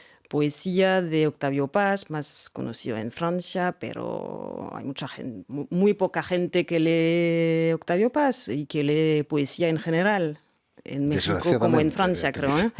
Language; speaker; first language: Spanish; non-native, fluent; French